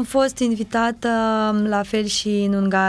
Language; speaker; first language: Romanian; non-native, fluent; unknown